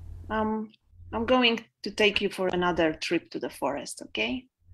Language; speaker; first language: English; non-native, fluent; Polish